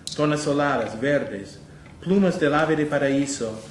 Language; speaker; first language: Spanish; non-native, fluent; English